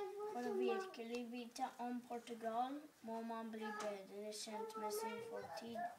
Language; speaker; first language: Norwegian; early bilingual, other home language; English